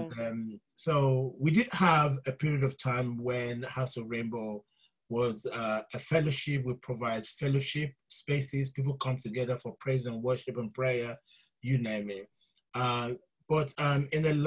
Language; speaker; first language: English; non-native, local second language; Yoruba